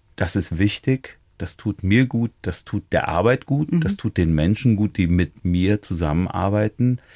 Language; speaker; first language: German; native; German